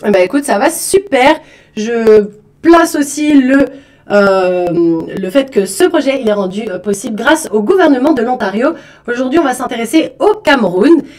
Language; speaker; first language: French; native; French